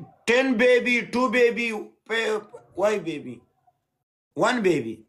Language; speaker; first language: English; non-native, learner; Pashto